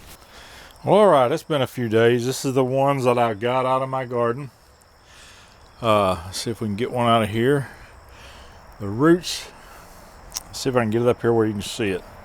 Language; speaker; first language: English; native; English